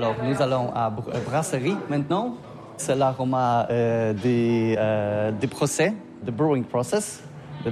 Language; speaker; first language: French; non-native, learner; Polish